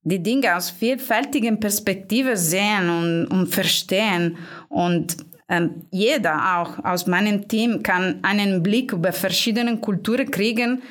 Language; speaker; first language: German; non-native, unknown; Italian